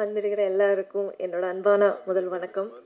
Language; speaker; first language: Tamil; non-native, learner; Malayalam